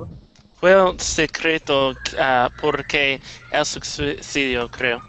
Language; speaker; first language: Spanish; non-native, learner; English